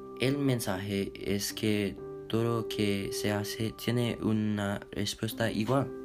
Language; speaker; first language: Spanish; non-native, learner; English